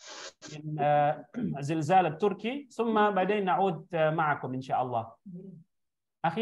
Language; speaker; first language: Arabic; non-native, fluent; Indonesian